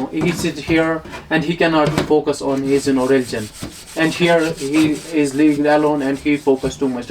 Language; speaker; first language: English; non-native, learner; Hindi